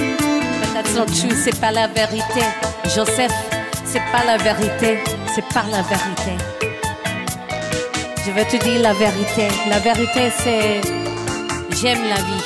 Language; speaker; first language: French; non-native, learner; English